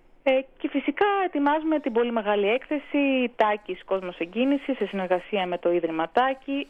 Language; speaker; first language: Greek; native; Greek